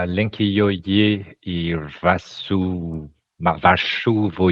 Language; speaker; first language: Lithuanian; non-native, learner; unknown